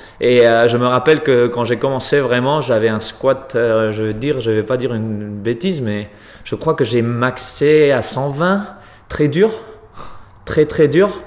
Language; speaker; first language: French; non-native, fluent; Spanish